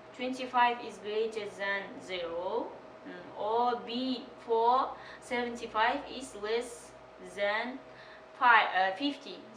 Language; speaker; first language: English; non-native, learner; Kazakh